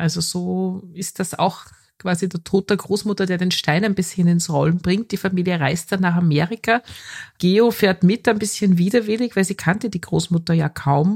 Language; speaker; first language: German; native; German